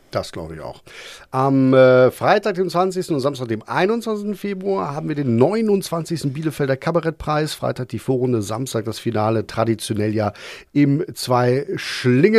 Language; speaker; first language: German; native; German